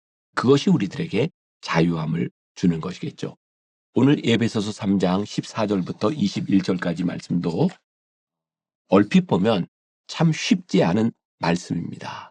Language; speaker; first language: Korean; native; Korean